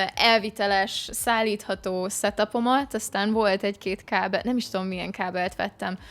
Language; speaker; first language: Hungarian; early bilingual, other home language; English